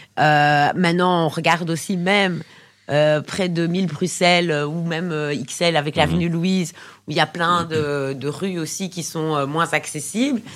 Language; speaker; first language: French; native; French